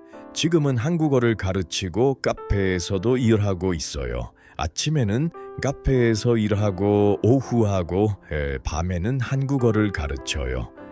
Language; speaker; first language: Korean; non-native, fluent; Uzbek